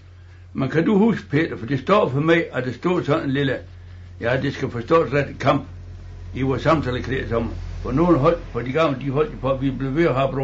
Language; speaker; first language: Danish; native; Danish